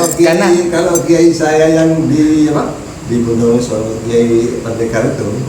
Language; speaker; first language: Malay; non-native, local second language; Javanese